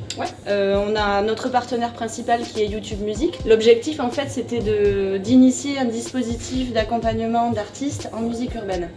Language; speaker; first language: French; native; French